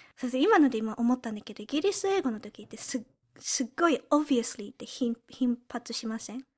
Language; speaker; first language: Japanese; early bilingual, heritage; Japanese